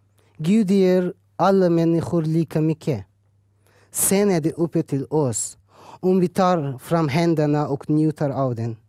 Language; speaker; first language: Swedish; early bilingual, other home language; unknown